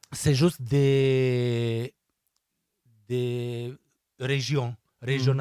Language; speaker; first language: French; non-native, fluent; Romanian